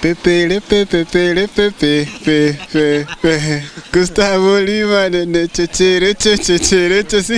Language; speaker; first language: Portuguese; non-native, learner; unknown